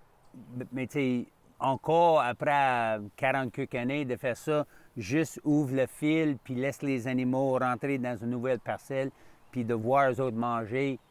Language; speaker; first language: French; non-native, local second language; English